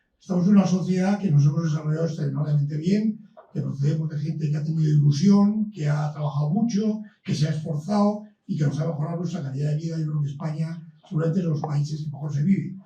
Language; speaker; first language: Spanish; native; Spanish